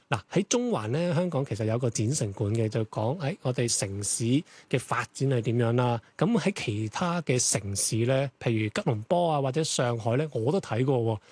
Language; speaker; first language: Cantonese; native; Cantonese